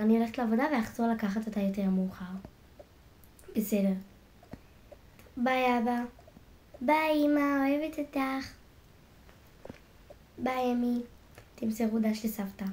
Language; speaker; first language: Hebrew; native; Hebrew